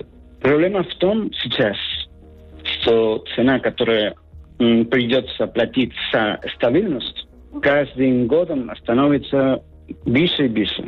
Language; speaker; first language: Russian; non-native, learner; Spanish